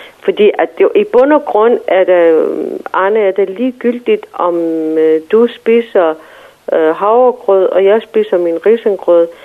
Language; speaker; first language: Danish; non-native, fluent; Persian